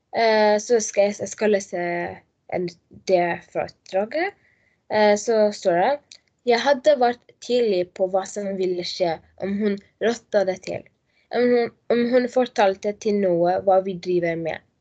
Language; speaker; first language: Norwegian; non-native, learner; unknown